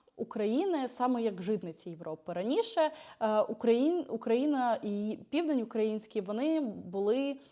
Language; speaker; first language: Ukrainian; native; Ukrainian